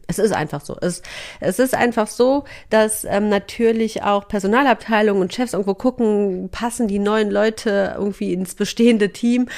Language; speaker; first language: German; native; German